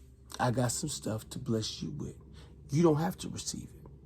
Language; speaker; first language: English; native; English